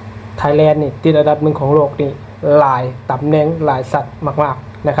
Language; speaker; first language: Thai; non-native, local second language; Lao